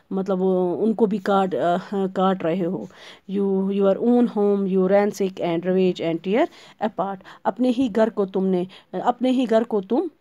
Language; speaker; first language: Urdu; non-native, local second language; Kashmiri